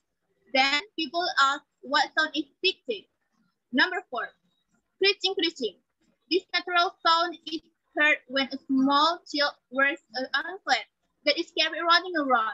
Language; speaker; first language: English; non-native, learner; Indonesian